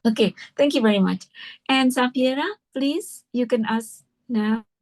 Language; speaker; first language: English; non-native, fluent; Indonesian